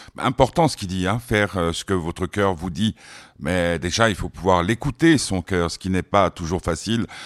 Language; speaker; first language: French; native; French